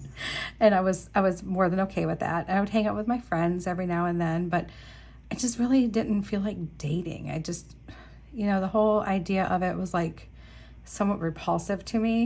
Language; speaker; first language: English; native; English